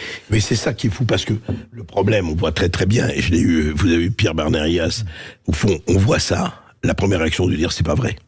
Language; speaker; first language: French; native; French